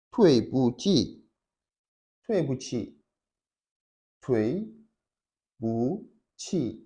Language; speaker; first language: Chinese; non-native, fluent; Wolof